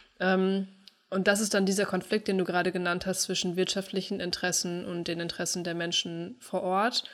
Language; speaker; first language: German; native; German